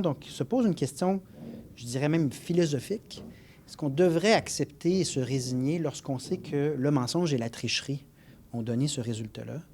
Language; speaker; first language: French; native; French